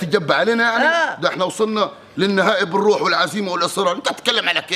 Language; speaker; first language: Arabic; native; Arabic